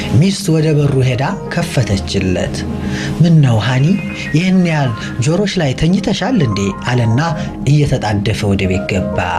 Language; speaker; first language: Amharic; native; Amharic